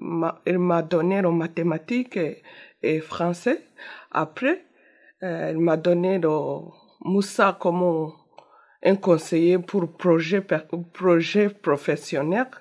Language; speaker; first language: French; non-native, learner; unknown